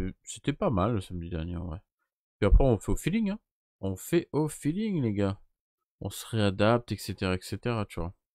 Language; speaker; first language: French; native; French